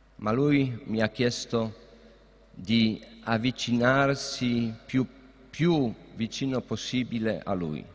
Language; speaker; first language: Italian; non-native, fluent; Polish